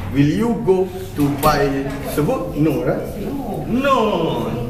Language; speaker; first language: English; non-native, local second language; Malay